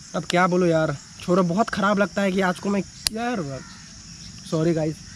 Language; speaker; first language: Hindi; non-native, local second language; Bangla